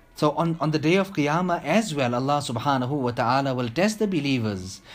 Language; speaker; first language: English; native; English